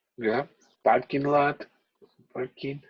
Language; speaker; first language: English; non-native, learner; Spanish